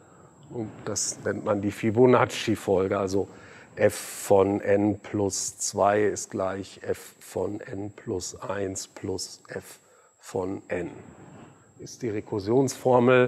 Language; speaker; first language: German; native; German